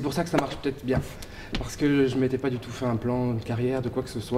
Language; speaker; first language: French; native; French